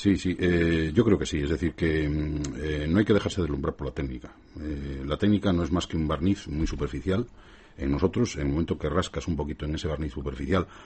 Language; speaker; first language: Spanish; native; Spanish